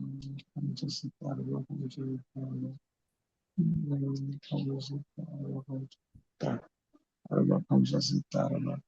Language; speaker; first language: Arabic; non-native, learner; Bangla